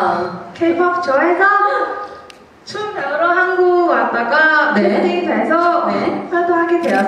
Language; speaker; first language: Korean; non-native, learner; Chinese